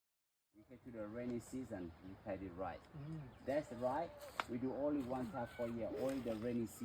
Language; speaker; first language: English; non-native, learner; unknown